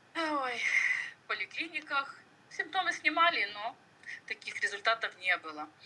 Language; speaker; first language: Russian; non-native, local second language; Ukrainian